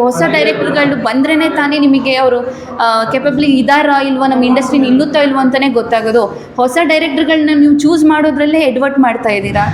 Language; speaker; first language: Kannada; native; Kannada